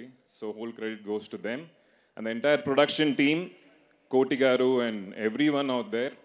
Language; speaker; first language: Telugu; native; Telugu